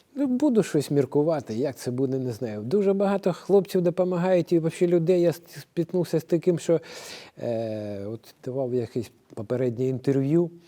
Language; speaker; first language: Ukrainian; non-native, local second language; Russian